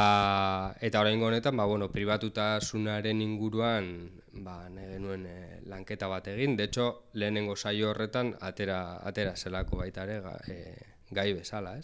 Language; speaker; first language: Basque; native; Basque